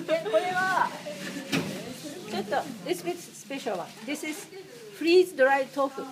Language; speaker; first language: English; non-native, learner; Japanese